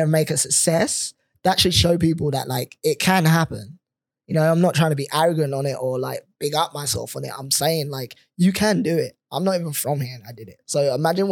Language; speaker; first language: English; native; English